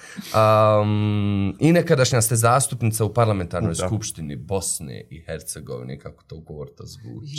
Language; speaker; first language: Bosnian; native; Bosnian